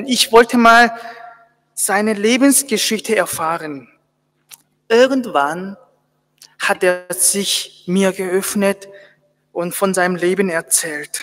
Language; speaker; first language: German; non-native, fluent; Korean